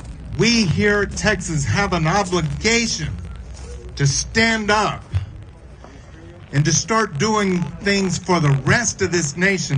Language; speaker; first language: English; native; English